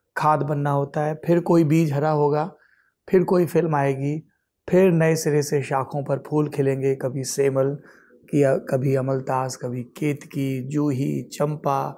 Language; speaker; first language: Hindi; native; Hindi